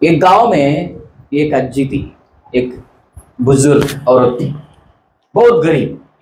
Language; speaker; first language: Hindi; non-native, local second language; Marathi